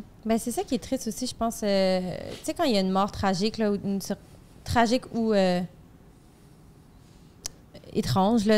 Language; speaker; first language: French; native; French